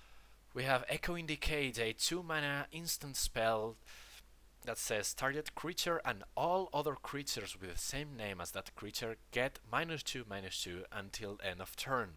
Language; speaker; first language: English; non-native, fluent; Spanish